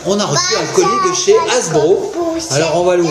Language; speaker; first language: French; native; French